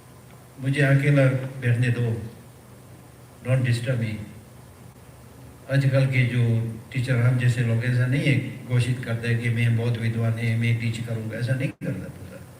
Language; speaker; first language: Hindi; early bilingual, other home language; Tibetan